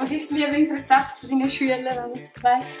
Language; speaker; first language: German; native; German